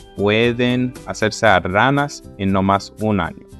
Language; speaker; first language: Spanish; early bilingual, heritage; Spanish